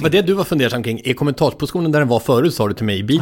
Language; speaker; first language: Swedish; native; Swedish